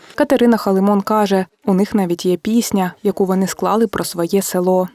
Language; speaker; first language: Ukrainian; native; Ukrainian